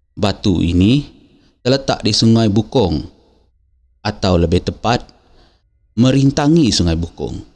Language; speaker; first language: Malay; native; Malay